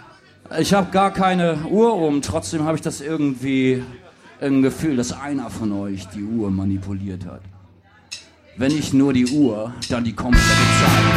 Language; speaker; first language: German; native; German